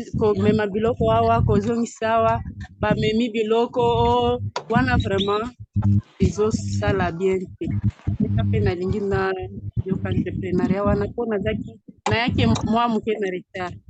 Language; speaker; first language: Lingala; non-native, local second language; Swahili